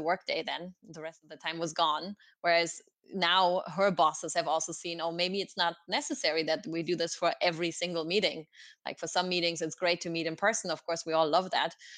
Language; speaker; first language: English; non-native, fluent; German